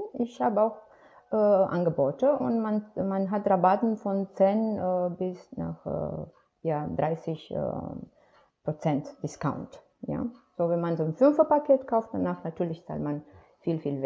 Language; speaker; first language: German; non-native, fluent; Romanian